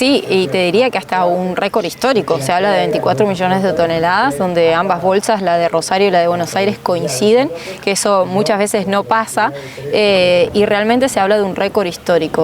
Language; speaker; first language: Spanish; native; Spanish